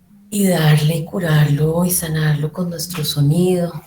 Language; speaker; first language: Spanish; native; Spanish